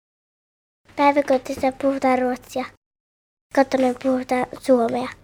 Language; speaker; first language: Finnish; early bilingual, heritage; Finnish